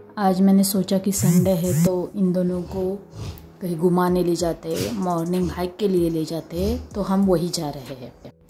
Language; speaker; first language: Hindi; non-native, local second language; Marathi